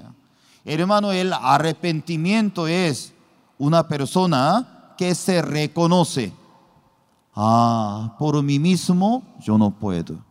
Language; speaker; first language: Spanish; non-native, learner; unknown